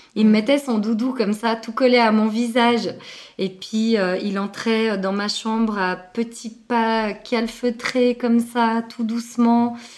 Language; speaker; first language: French; early bilingual, other home language; Arabic